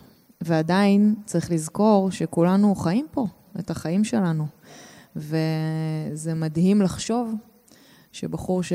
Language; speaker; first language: Hebrew; native; Hebrew